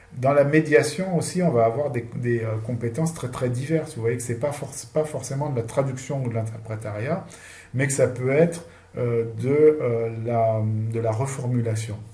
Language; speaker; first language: French; native; French